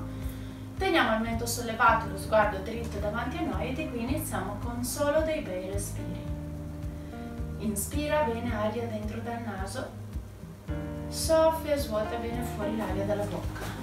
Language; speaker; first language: Italian; native; Italian